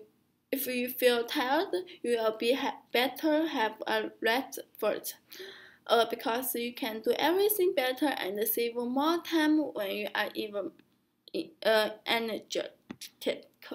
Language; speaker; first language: English; non-native, learner; Chinese